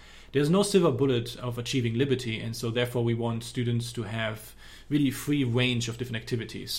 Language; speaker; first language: English; non-native, fluent; German